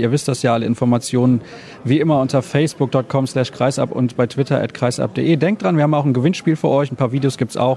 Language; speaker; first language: German; native; German